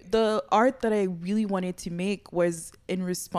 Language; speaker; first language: English; non-native, fluent; Haitian Creole